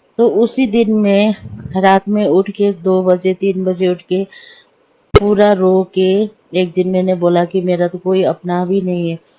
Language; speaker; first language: Hindi; non-native, local second language; Nepali